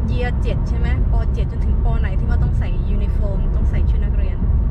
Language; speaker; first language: Thai; native; Thai